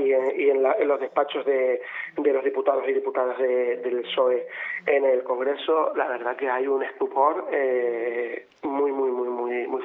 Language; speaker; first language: Spanish; native; Spanish